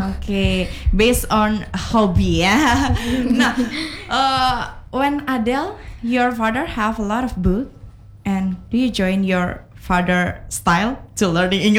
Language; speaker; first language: English; non-native, learner; Indonesian